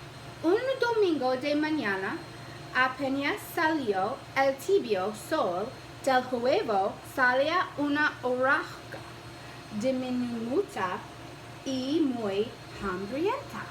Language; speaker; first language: Spanish; non-native, learner; English